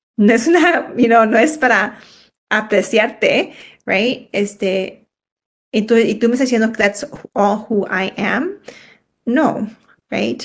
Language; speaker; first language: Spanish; early bilingual, heritage; Spanish